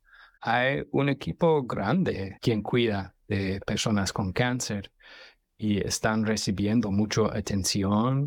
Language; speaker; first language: Spanish; non-native, fluent; English